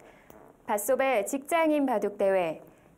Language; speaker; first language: Korean; native; Korean